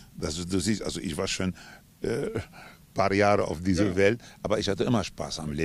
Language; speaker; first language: German; non-native, fluent; Spanish